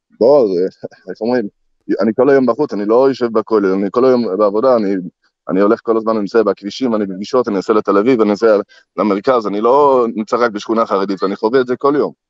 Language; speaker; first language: Hebrew; non-native, fluent; English